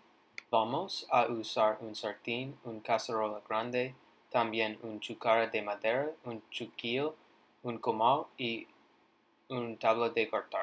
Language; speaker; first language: Spanish; non-native, learner; English